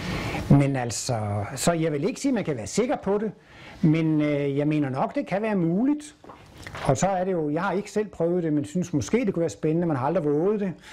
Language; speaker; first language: Danish; native; Danish